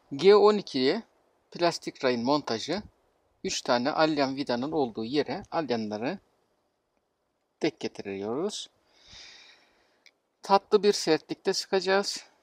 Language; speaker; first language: Turkish; native; Turkish